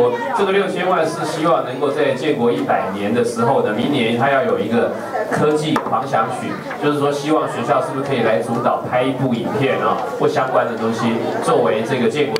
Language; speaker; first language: Chinese; native; Chinese